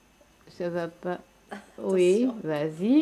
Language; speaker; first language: French; non-native, local second language; Russian